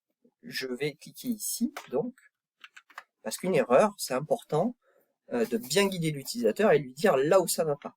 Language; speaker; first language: French; native; French